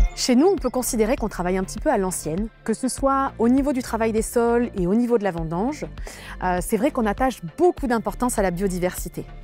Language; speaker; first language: French; native; French